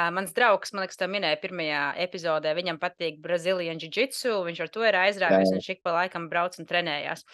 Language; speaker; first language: Latvian; native; Latvian